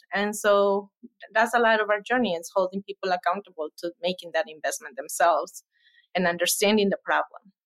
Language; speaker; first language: English; non-native, fluent; Spanish